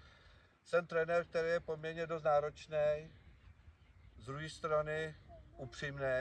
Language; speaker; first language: Czech; native; Czech